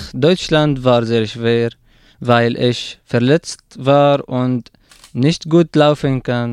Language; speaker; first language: German; non-native, learner; Arabic